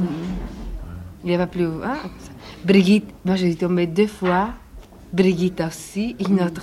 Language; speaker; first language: French; non-native, learner; Italian